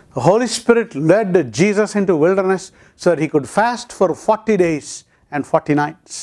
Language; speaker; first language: English; non-native, local second language; Telugu